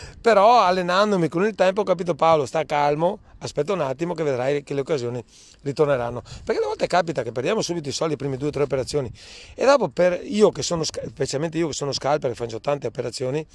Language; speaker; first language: Italian; native; Italian